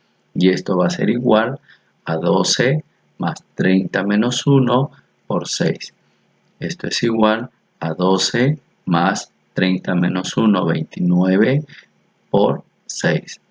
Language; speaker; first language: Spanish; native; Spanish